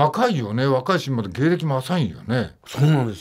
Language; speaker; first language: Japanese; native; Japanese